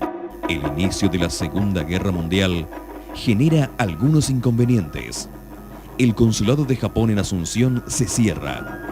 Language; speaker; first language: Spanish; native; Spanish